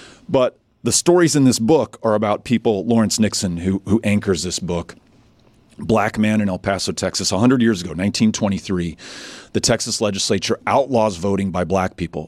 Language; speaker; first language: English; native; English